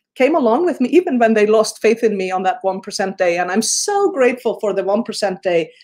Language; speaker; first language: English; non-native, fluent; Icelandic